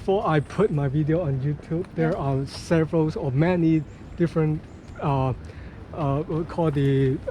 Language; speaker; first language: English; non-native, learner; Cantonese